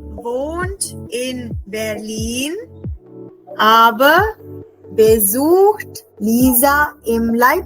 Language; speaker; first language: German; non-native, fluent; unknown